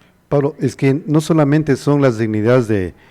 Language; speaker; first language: Spanish; native; Spanish